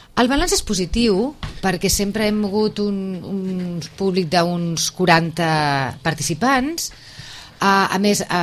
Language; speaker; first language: Catalan; native; Catalan